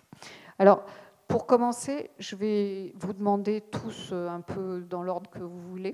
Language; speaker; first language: French; native; French